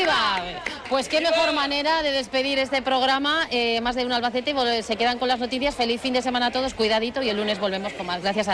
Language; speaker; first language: Spanish; native; Spanish